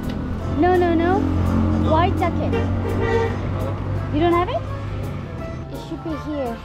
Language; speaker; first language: English; non-native, learner; Korean